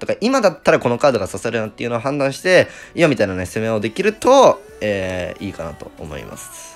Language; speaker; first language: Japanese; native; Japanese